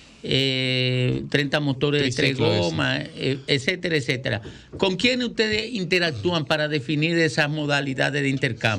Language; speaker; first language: Spanish; native; Spanish